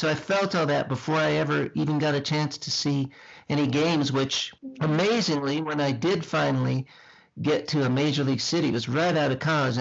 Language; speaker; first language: English; native; English